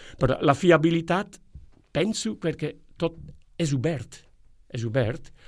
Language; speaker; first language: Catalan; non-native, fluent; Dutch